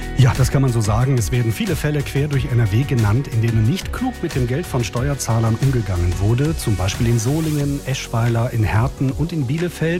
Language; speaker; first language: German; native; German